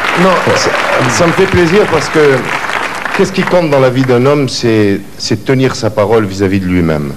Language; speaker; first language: French; native; French